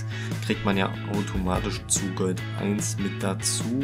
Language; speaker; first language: German; native; German